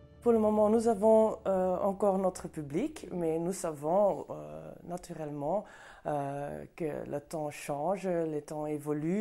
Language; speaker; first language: French; non-native, local second language; Dutch